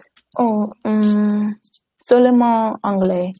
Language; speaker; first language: French; non-native, learner; English